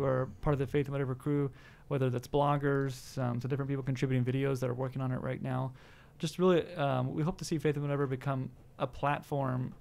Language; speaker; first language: English; native; English